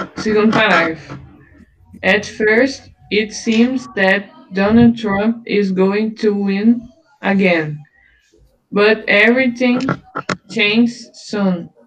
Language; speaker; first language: English; non-native, learner; Portuguese